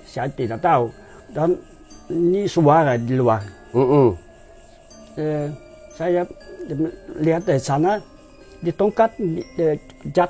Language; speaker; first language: Indonesian; non-native, learner; Dutch